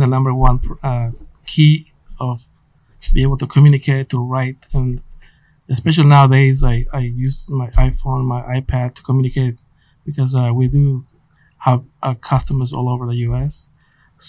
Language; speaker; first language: English; non-native, fluent; Spanish